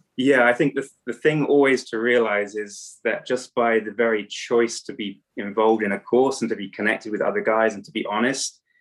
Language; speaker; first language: English; native; English